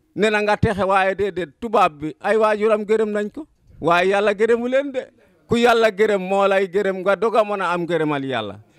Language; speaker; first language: Wolof; non-native, local second language; Serer